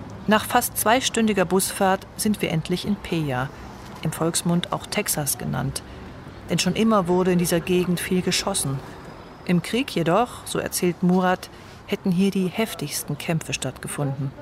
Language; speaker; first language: German; native; German